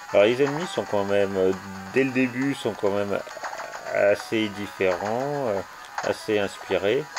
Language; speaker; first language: French; native; French